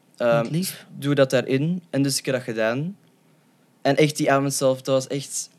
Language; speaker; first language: Dutch; early bilingual, other home language; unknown